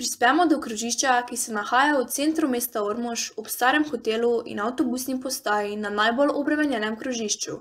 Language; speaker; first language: Slovenian; native; Slovenian